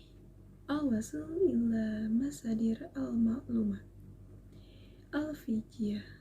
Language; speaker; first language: Arabic; non-native, learner; Indonesian